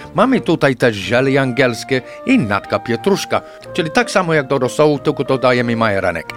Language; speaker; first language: Polish; non-native, fluent; English